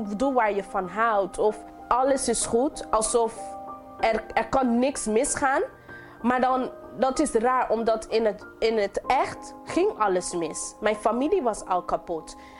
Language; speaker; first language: Dutch; non-native, local second language; English